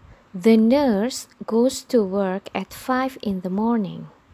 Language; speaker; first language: English; non-native, fluent; Indonesian